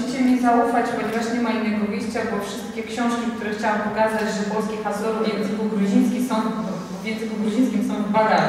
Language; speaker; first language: Polish; non-native, fluent; Georgian